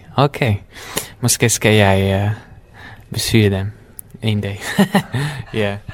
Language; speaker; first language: Danish; non-native, learner; Dutch